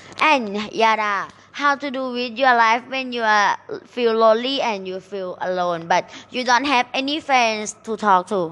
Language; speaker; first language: English; non-native, learner; Thai